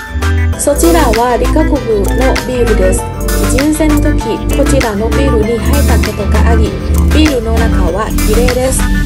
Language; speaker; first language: Japanese; non-native, learner; Thai